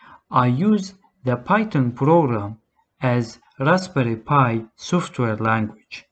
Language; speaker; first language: English; non-native, learner; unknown